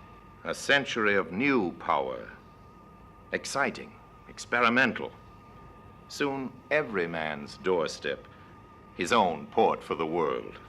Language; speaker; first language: English; native; English